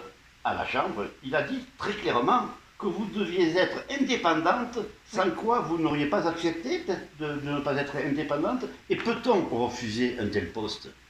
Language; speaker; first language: French; native; French